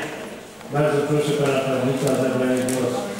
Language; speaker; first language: Polish; native; Polish